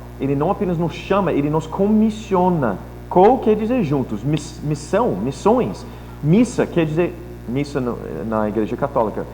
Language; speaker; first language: Portuguese; non-native, fluent; English